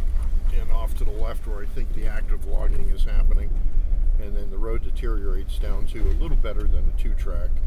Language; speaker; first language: English; native; English